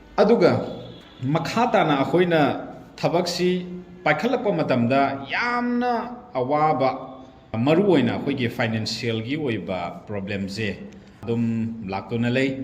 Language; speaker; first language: Manipuri; non-native, local second language; Thado Chin